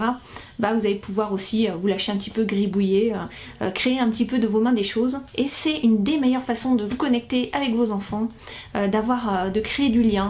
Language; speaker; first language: French; native; French